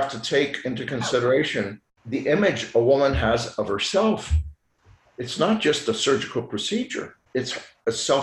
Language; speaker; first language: English; non-native, fluent; French